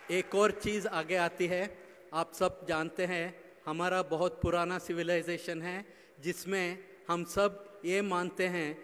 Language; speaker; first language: Hindi; non-native, local second language; Kannada